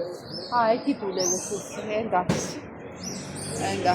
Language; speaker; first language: Greek; non-native, fluent; Armenian